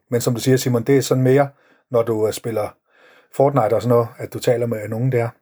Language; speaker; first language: Danish; native; Danish